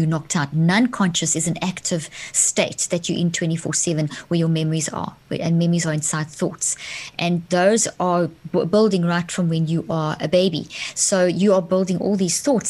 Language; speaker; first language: English; native; English